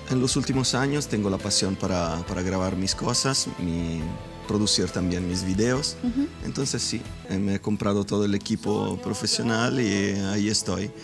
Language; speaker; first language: Spanish; non-native, fluent; Italian